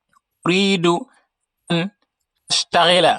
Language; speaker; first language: Arabic; non-native, fluent; Wolof